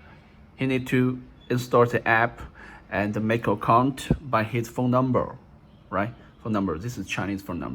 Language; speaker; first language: English; non-native, learner; Chinese